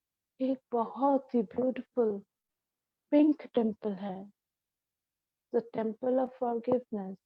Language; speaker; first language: Hindi; non-native, local second language; Bangla